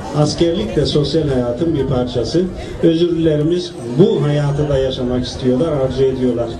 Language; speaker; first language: Turkish; native; Turkish